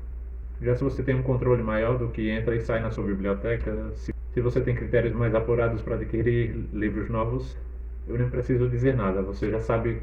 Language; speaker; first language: Portuguese; native; Portuguese